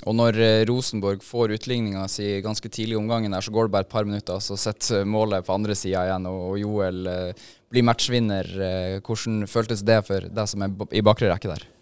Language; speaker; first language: Norwegian; native; Norwegian